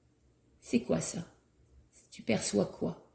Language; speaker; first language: French; native; French